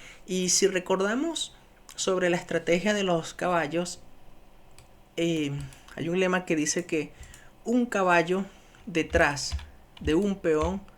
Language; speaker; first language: Spanish; native; Spanish